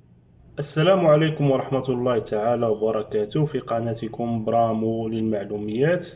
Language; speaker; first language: Arabic; native; Arabic